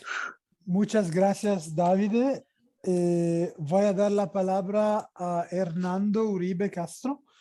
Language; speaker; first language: Spanish; non-native, fluent; Italian